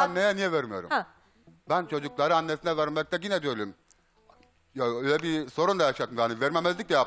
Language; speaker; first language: Turkish; native; Turkish